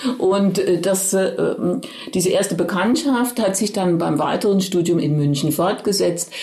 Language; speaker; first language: German; native; German